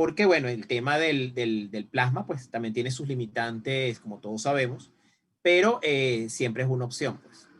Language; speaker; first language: Spanish; native; Spanish